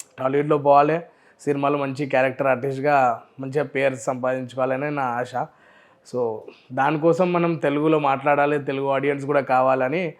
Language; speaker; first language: Telugu; non-native, local second language; Urdu